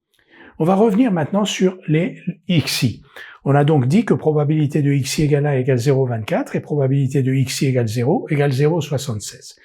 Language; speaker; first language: French; native; French